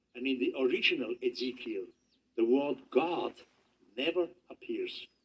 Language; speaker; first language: English; non-native, fluent; German